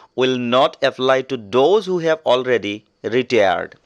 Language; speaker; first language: English; non-native, local second language; Assamese